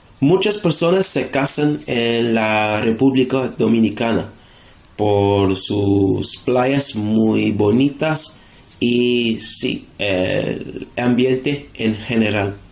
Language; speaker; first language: Spanish; non-native, fluent; English